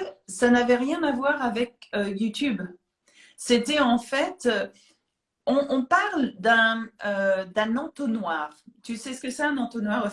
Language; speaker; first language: French; native; French